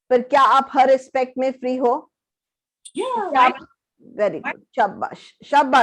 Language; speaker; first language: Hindi; native; Hindi